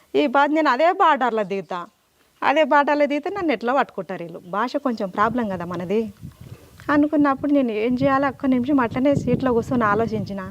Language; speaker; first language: Telugu; native; Telugu